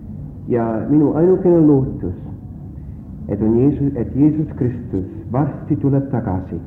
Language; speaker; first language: Estonian; early bilingual, heritage; Estonian